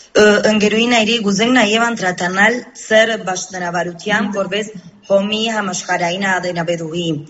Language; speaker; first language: Armenian; early bilingual, heritage; Armenian